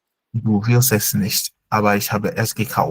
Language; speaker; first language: German; non-native, fluent; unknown